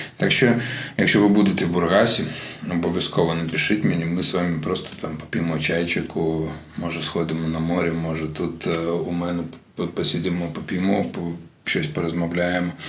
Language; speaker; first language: Ukrainian; non-native, local second language; Russian